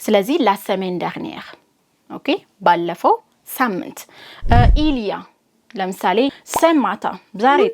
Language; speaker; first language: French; non-native, fluent; Amharic